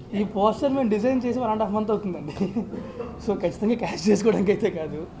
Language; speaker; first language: Telugu; native; Telugu